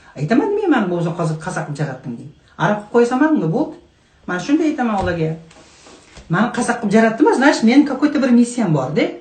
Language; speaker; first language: Uzbek; non-native, local second language; Kazakh